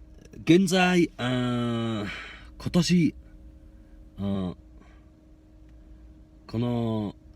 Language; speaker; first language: Japanese; non-native, learner; Mongolian